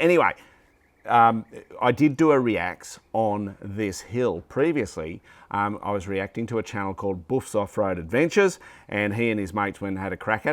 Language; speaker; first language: English; native; English